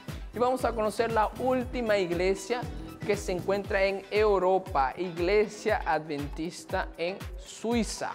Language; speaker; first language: Spanish; native; Spanish